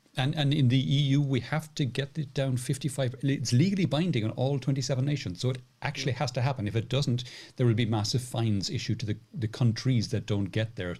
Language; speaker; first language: English; native; English